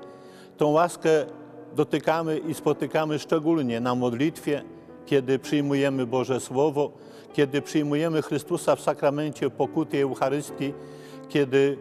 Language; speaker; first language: Polish; native; Polish